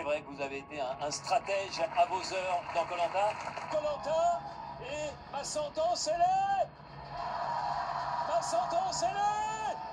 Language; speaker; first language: French; native; French